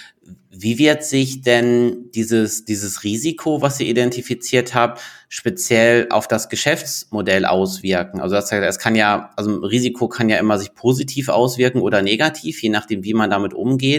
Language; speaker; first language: German; native; German